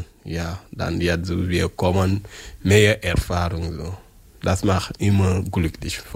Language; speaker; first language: German; non-native, learner; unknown